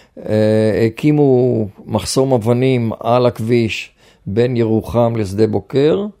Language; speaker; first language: Hebrew; native; Hebrew